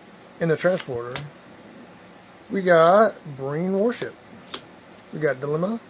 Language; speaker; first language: English; native; English